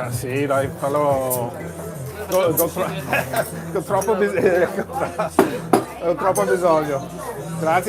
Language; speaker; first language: Italian; non-native, fluent; English